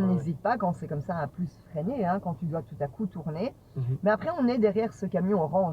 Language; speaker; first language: French; native; French